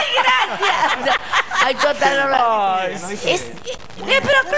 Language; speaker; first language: Spanish; native; Spanish